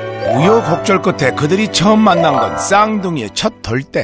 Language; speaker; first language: Korean; native; Korean